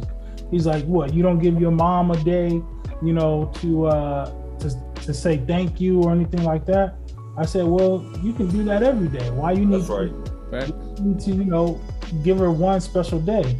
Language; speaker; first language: English; native; English